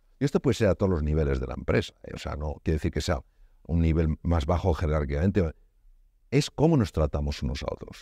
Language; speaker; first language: Spanish; native; Spanish